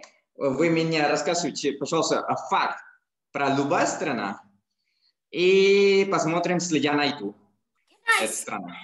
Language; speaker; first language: Russian; non-native, learner; Spanish